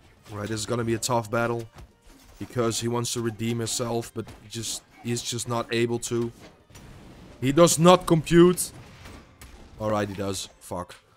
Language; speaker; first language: English; non-native, fluent; Dutch